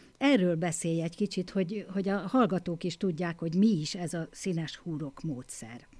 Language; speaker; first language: Hungarian; native; Hungarian